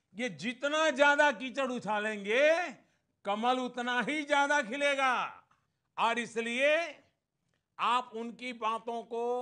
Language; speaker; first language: Hindi; non-native, local second language; Gujarati